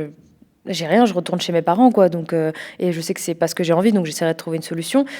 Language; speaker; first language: French; native; French